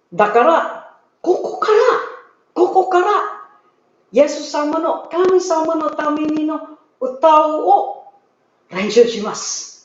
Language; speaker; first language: Japanese; non-native, learner; Filipino